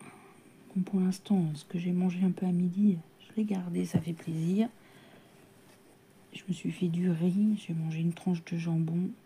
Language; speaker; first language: French; native; French